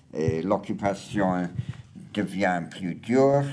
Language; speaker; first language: French; non-native, learner; English